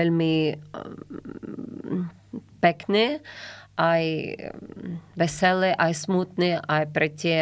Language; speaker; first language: Slovak; non-native, learner; Ukrainian